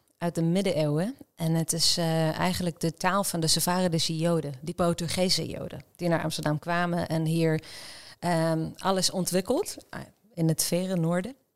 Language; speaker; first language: Dutch; non-native, fluent; Hebrew